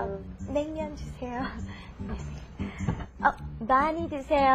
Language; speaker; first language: Korean; non-native, fluent; English